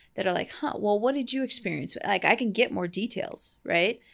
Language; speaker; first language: English; native; English